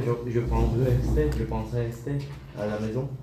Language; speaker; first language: French; non-native, learner; Bulgarian